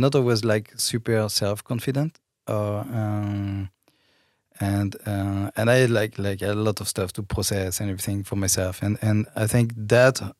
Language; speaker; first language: English; non-native, fluent; French